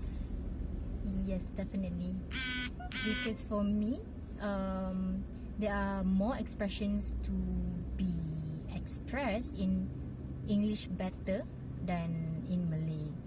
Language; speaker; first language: English; non-native, local second language; Malay